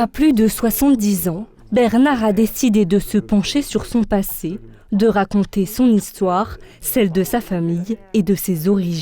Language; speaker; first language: French; native; French